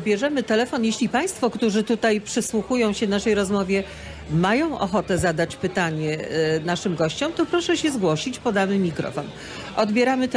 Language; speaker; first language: Polish; native; Polish